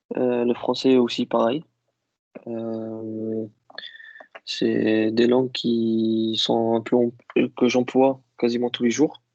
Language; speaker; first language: French; non-native, local second language; Kabyle